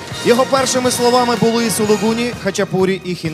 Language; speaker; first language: Ukrainian; native; Ukrainian